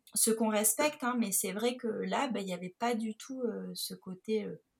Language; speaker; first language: French; native; French